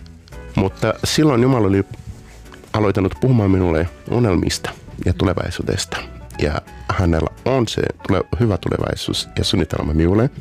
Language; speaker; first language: Finnish; non-native, fluent; Portuguese